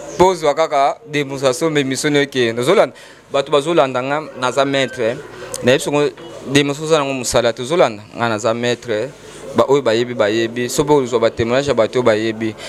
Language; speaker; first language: Lingala; non-native, local second language; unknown